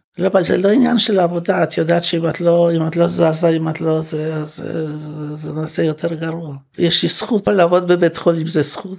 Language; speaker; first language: Hebrew; non-native, fluent; Polish